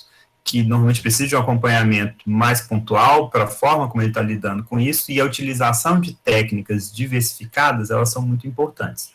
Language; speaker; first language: Portuguese; native; Portuguese